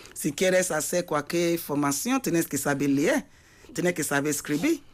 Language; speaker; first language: Spanish; non-native, fluent; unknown